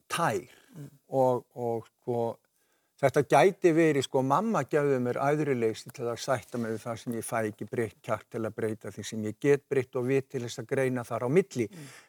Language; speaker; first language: Icelandic; native; Icelandic